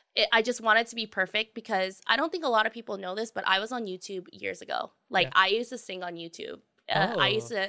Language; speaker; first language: English; native; English